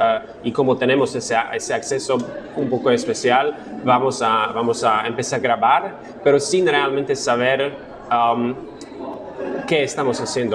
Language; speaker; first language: Spanish; non-native, fluent; Slovak